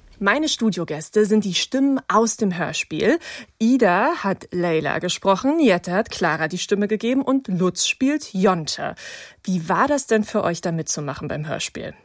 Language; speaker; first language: German; native; German